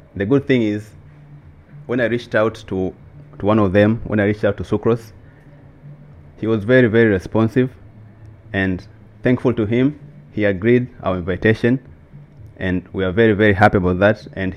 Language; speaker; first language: English; non-native, local second language; Swahili